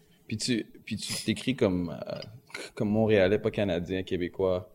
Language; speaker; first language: French; native; French